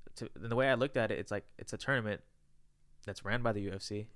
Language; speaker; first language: English; early bilingual, other home language; Filipino